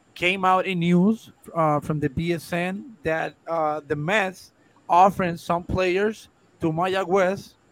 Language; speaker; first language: English; non-native, fluent; Spanish